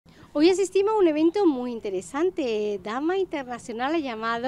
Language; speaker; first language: Spanish; native; Spanish